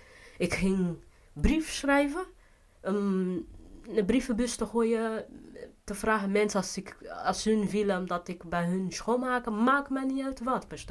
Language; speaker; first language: Dutch; non-native, fluent; Portuguese